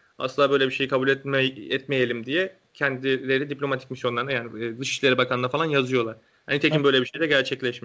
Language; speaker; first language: Turkish; native; Turkish